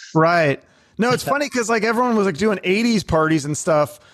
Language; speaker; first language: English; native; English